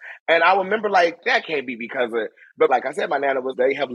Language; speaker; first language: English; native; English